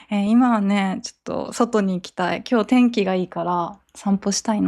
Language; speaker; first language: Japanese; native; Japanese